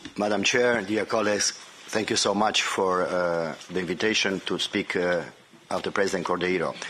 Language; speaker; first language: English; non-native, fluent; Romanian